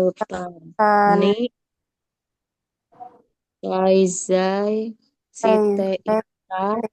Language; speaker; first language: Japanese; non-native, learner; Indonesian